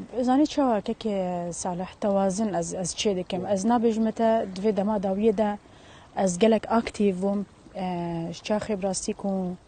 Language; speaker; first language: Kurdish; early bilingual, heritage; Kurdish